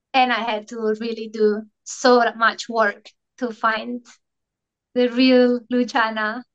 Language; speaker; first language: English; non-native, fluent; Italian